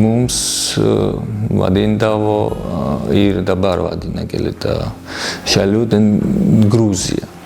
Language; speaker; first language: Lithuanian; non-native, fluent; Georgian